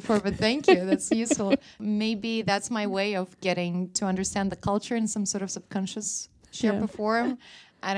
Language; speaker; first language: English; non-native, fluent; Russian